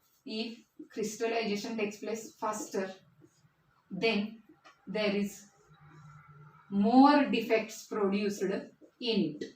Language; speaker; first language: English; non-native, local second language; Marathi